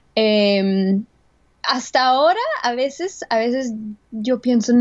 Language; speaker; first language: Spanish; early bilingual, heritage; Spanish